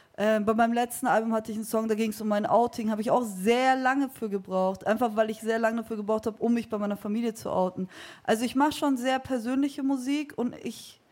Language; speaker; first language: German; early bilingual, other home language; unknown